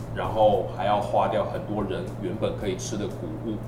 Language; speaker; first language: Chinese; native; Chinese